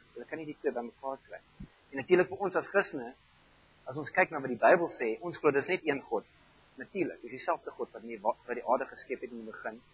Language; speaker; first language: Afrikaans; non-native, fluent; German